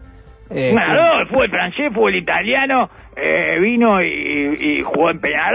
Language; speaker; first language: Spanish; native; Spanish